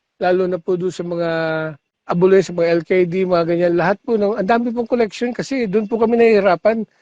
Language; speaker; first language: Filipino; non-native, local second language; Aklanon